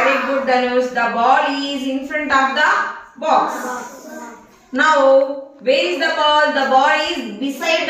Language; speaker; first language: English; non-native, local second language; Telugu